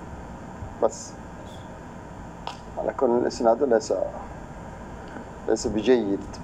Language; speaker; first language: Arabic; native; Arabic